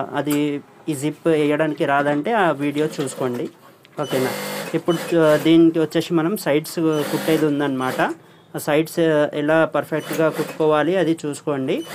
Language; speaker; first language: Telugu; non-native, local second language; Urdu